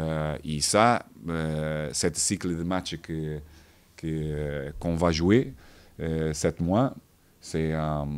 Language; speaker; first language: French; non-native, fluent; Portuguese